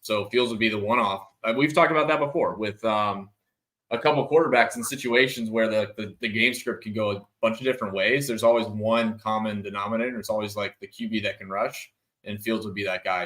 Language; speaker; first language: English; native; English